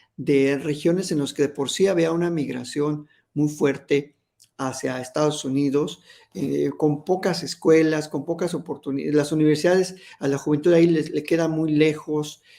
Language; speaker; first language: Spanish; native; Spanish